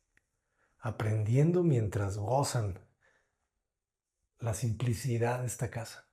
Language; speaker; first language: Spanish; native; Spanish